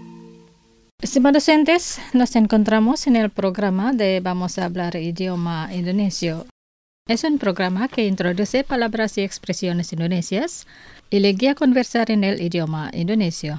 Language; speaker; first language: Spanish; non-native, fluent; Indonesian